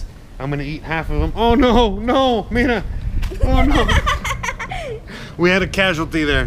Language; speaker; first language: English; native; English